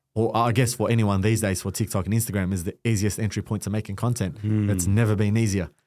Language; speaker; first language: English; native; English